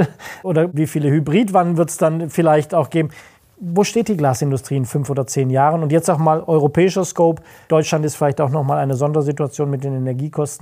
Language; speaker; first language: German; native; German